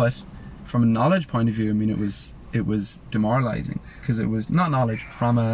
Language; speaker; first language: English; native; English